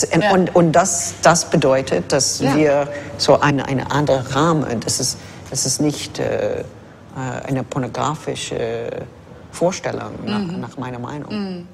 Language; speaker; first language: German; non-native, fluent; English